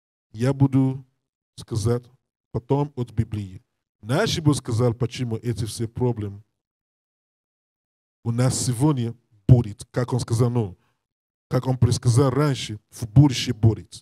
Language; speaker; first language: Russian; non-native, learner; English